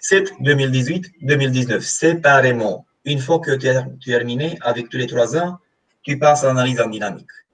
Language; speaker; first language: French; non-native, fluent; Romanian